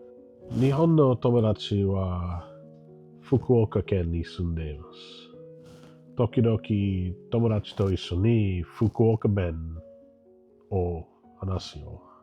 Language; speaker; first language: Japanese; non-native, learner; English